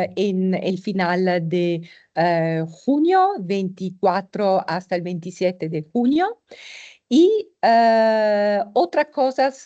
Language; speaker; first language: Spanish; non-native, fluent; Italian